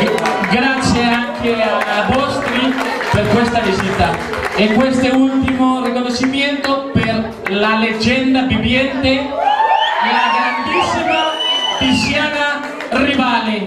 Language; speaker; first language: Italian; non-native, learner; Spanish